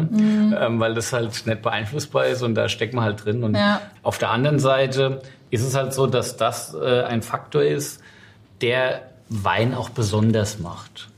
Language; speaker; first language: German; native; German